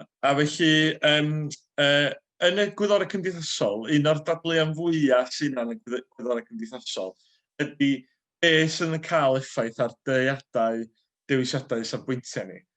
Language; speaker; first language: Welsh; native; Welsh